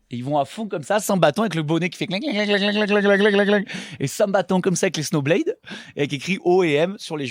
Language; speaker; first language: French; native; French